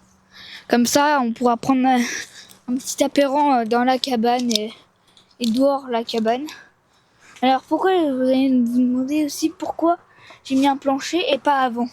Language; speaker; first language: French; native; French